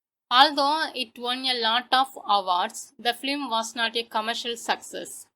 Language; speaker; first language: English; non-native, local second language; Tamil